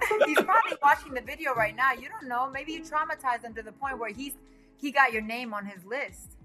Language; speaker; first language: English; early bilingual, other home language; Spanish